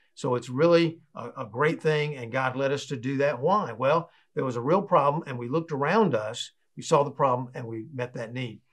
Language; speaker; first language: English; native; English